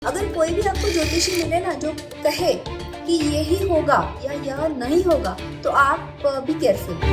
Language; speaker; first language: Hindi; non-native, local second language; Marathi